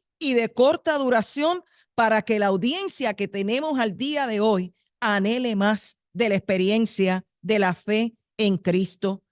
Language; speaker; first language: Spanish; native; Spanish